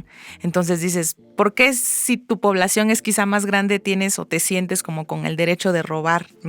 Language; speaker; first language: Spanish; native; Spanish